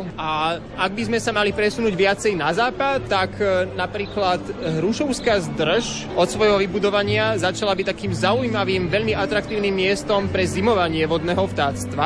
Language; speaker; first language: Slovak; native; Slovak